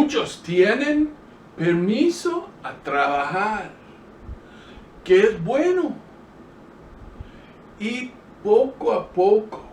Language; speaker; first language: Spanish; non-native, fluent; English